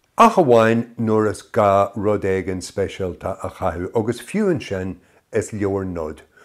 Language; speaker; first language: Irish; native; Irish